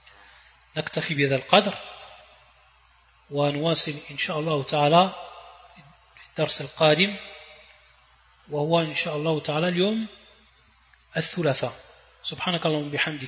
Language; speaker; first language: Arabic; non-native, fluent; French